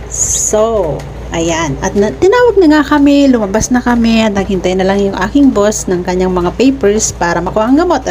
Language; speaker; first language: Filipino; non-native, local second language; Bikol